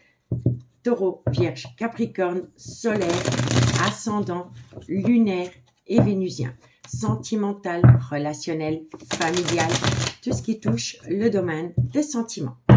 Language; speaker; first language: French; native; French